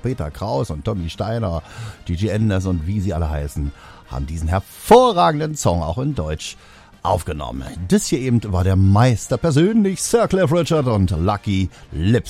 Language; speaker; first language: German; native; German